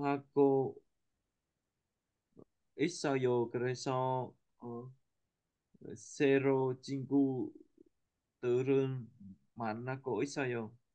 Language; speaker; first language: Korean; non-native, learner; Vietnamese